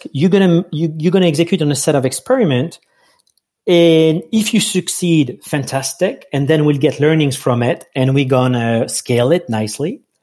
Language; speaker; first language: English; non-native, fluent; French